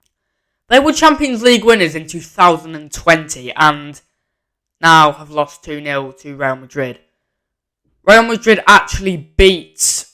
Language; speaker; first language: English; native; English